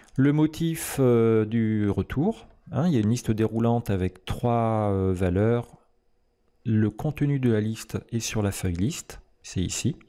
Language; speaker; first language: French; native; French